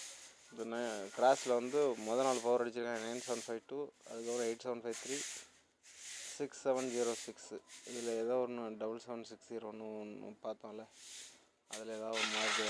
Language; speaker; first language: Tamil; native; Tamil